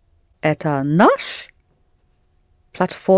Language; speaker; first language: Russian; non-native, learner; English